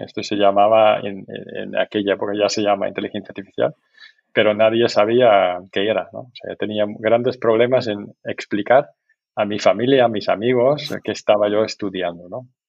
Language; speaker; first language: Spanish; non-native, fluent; Dutch